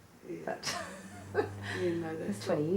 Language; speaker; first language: English; native; English